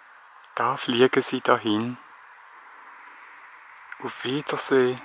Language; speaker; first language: German; native; German